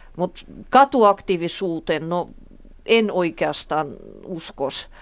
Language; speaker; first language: Finnish; non-native, fluent; Russian